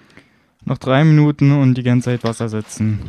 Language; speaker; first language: German; native; German